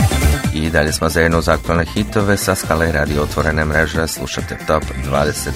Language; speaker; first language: Croatian; native; Croatian